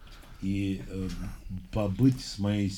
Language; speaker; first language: Russian; non-native, local second language; Georgian